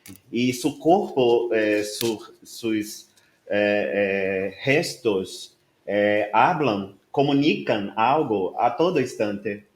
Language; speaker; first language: Spanish; non-native, learner; Portuguese